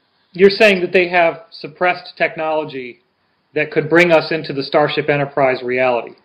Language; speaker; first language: English; native; English